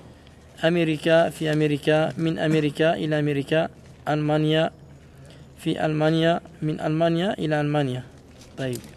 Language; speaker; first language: Arabic; non-native, fluent; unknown